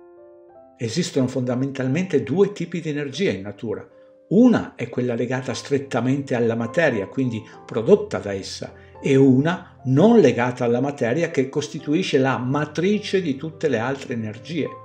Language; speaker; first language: Italian; native; Italian